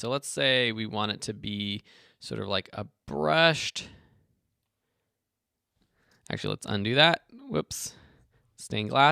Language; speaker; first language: English; native; English